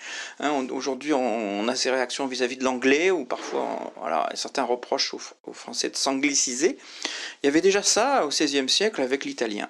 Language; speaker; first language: French; native; French